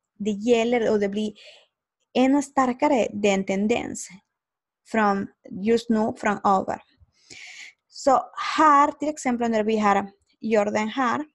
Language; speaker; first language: Swedish; non-native, learner; Spanish